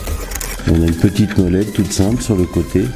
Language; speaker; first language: French; native; French